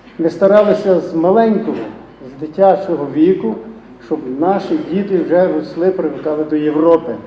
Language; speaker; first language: Ukrainian; native; Ukrainian